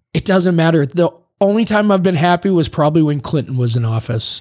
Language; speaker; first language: English; native; English